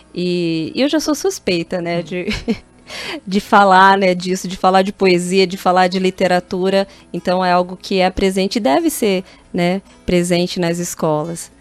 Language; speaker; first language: Portuguese; native; Portuguese